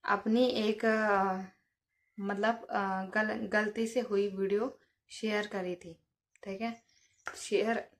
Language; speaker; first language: Hindi; native; Hindi